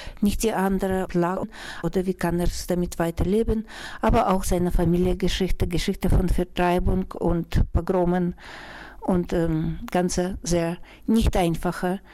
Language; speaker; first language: German; non-native, fluent; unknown